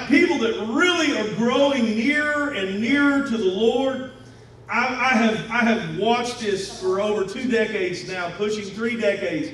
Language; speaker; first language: English; native; English